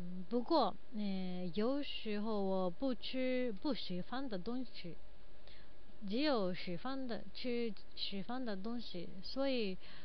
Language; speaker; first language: Chinese; non-native, learner; Japanese